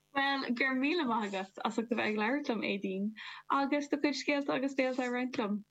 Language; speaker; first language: Irish; non-native, local second language; English